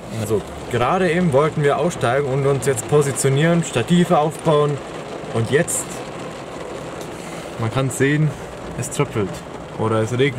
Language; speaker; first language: German; native; German